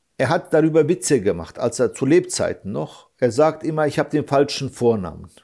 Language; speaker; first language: German; early bilingual, other home language; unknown